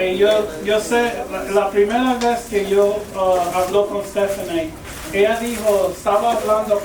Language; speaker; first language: Spanish; early bilingual, heritage; English